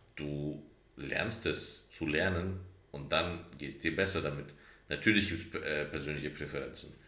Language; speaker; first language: German; early bilingual, other home language; Turkish